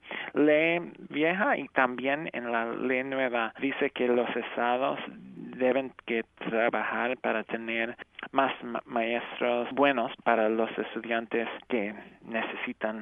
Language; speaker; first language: Spanish; early bilingual, heritage; English